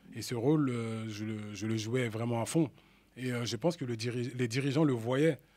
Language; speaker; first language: French; native; French